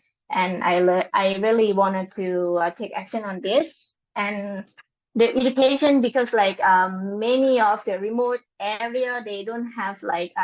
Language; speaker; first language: English; non-native, learner; Lao